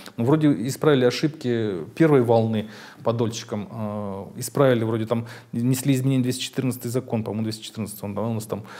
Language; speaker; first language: Russian; native; Russian